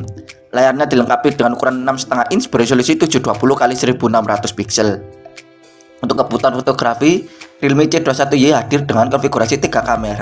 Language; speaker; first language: Indonesian; native; Indonesian